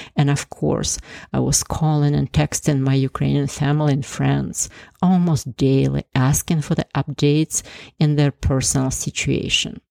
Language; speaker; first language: English; non-native, fluent; Ukrainian